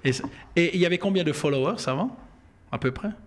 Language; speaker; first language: French; native; French